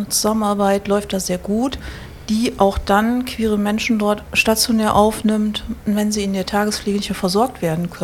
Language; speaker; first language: German; native; German